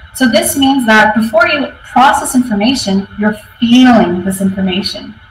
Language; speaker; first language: English; native; English